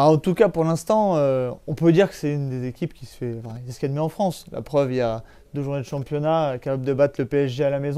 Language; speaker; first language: French; native; French